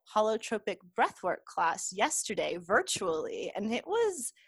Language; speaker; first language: English; native; English